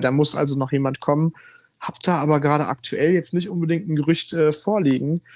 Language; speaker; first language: German; native; German